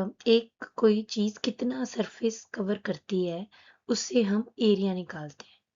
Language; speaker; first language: Hindi; native; Hindi